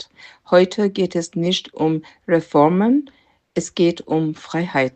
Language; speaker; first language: German; non-native, fluent; Persian